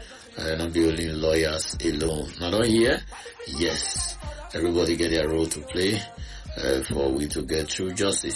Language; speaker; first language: Nigerian Pidgin; non-native, local second language; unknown